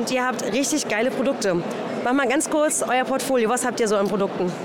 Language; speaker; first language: German; native; German